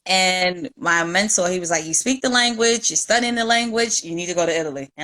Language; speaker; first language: English; native; English